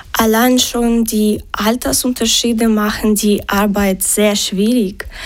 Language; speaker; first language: German; non-native, learner; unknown